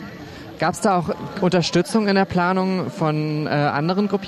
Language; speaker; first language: German; native; German